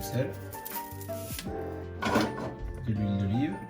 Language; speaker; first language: French; native; French